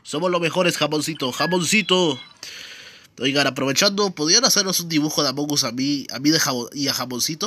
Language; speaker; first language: Spanish; native; Spanish